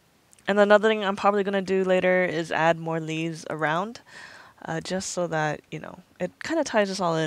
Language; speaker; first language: English; native; English